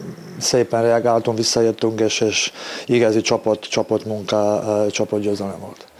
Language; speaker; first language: Hungarian; non-native, learner; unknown